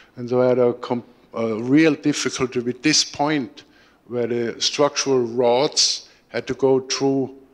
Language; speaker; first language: English; non-native, fluent; German